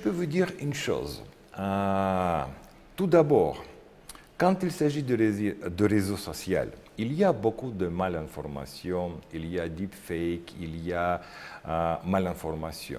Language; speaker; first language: French; non-native, learner; Russian